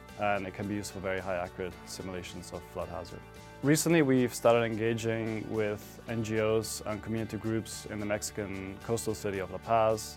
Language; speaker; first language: English; non-native, fluent; German